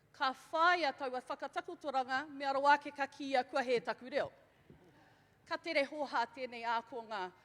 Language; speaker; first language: Māori; non-native, local second language; English